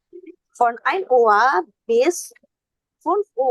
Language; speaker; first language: German; non-native, learner; Indonesian